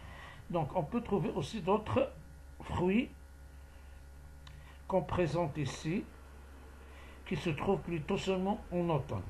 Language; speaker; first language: French; non-native, local second language; Arabic